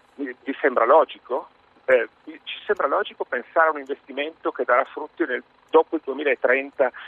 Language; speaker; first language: Italian; native; Italian